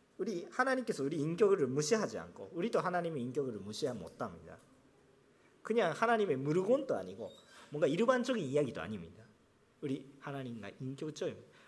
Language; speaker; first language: Korean; non-native, fluent; Japanese